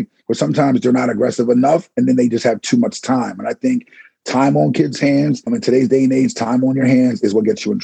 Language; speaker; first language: English; native; English